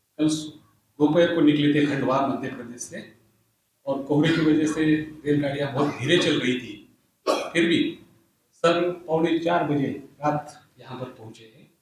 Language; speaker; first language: Hindi; native; Hindi